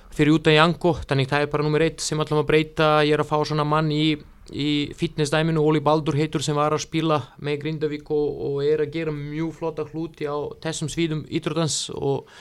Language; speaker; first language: Icelandic; non-native, fluent; Serbian